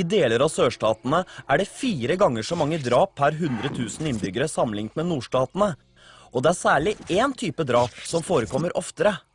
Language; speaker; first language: Norwegian; native; Norwegian